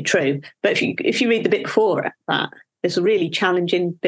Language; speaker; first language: English; native; English